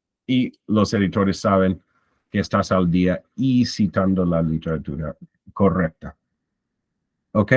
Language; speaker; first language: Spanish; non-native, fluent; English